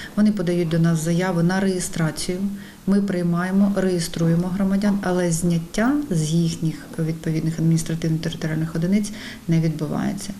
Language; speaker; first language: Ukrainian; native; Ukrainian